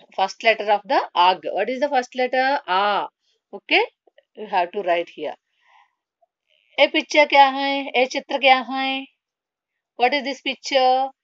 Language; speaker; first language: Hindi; non-native, local second language; Telugu